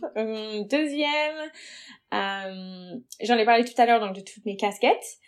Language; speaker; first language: French; non-native, fluent; English